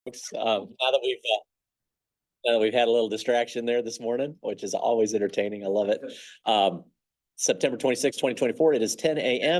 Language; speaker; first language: English; native; English